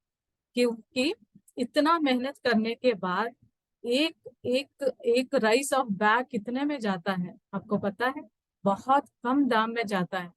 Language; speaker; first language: Hindi; native; Hindi